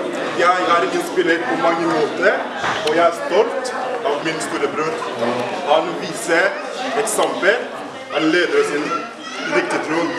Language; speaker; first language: Norwegian; early bilingual, other home language; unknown